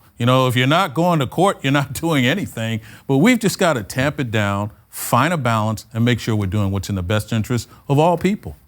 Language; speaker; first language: English; native; English